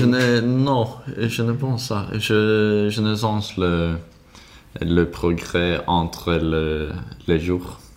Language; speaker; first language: French; non-native, learner; Swedish